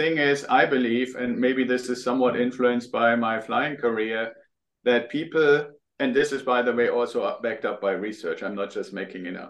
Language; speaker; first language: English; non-native, fluent; German